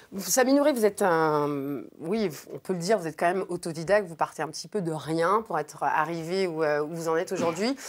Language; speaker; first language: French; native; French